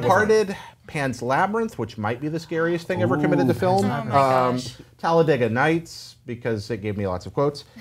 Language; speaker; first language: English; native; English